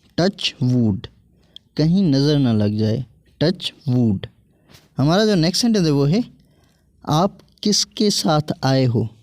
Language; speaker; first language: Urdu; native; Urdu